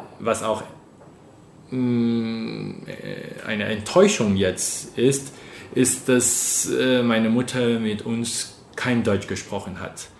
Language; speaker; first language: German; non-native, fluent; French